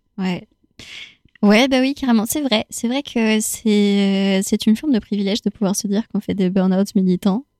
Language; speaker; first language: French; non-native, fluent; Spanish